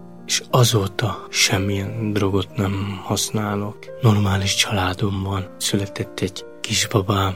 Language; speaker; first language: Hungarian; non-native, local second language; Romany